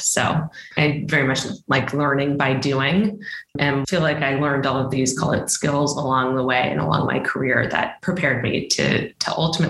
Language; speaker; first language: English; native; English